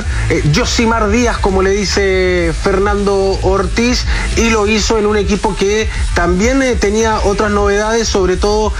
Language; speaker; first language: Spanish; native; Spanish